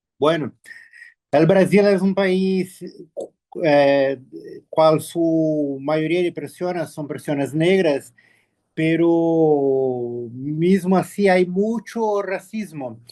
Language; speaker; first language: Spanish; non-native, learner; Portuguese